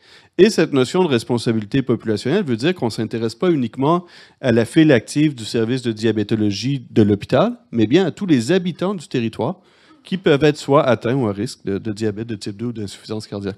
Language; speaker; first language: French; native; French